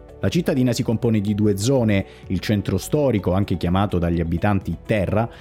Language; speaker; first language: Italian; native; Italian